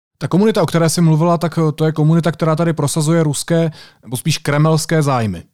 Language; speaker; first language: Czech; native; Czech